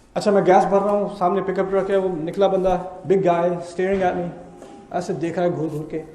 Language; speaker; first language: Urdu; early bilingual, heritage; Urdu